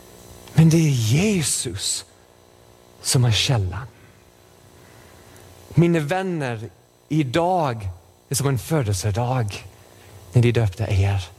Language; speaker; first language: Swedish; non-native, fluent; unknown